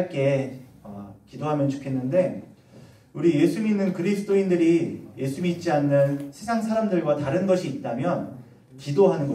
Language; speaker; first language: Korean; native; Korean